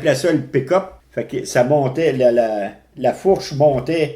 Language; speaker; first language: French; native; French